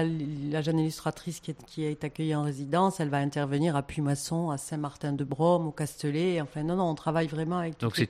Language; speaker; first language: French; native; French